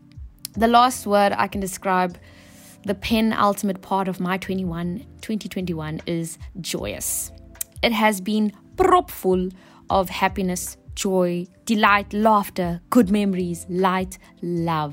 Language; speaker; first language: English; native; English